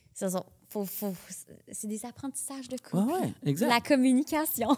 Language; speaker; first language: French; native; French